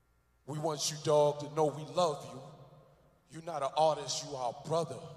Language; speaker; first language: English; native; English